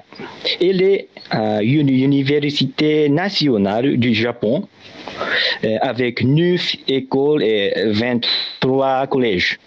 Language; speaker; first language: French; non-native, learner; Japanese